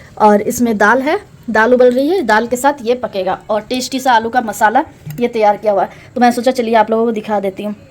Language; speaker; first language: Hindi; non-native, local second language; Bangla